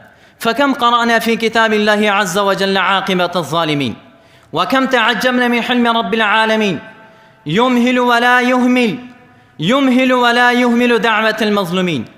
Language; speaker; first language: Arabic; non-native, fluent; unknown